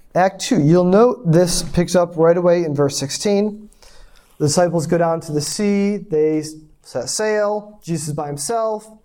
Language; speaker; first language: English; native; English